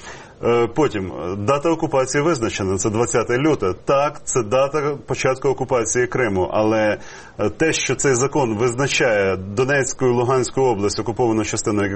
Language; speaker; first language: Ukrainian; native; Ukrainian